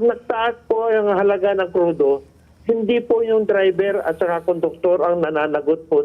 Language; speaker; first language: Filipino; native; Filipino